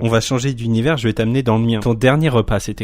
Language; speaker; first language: French; native; French